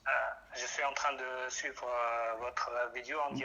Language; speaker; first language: French; non-native, local second language; Arabic